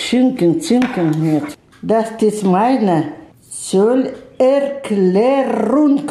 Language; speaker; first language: German; non-native, learner; Russian